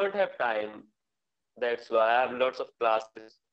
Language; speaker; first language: English; non-native, learner; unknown